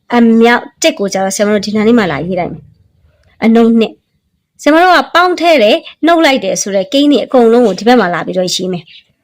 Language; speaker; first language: Burmese; native; Burmese